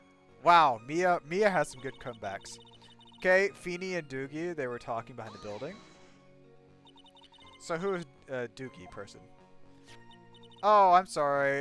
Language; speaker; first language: English; native; English